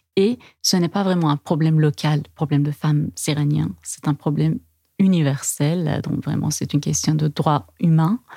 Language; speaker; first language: French; non-native, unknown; Persian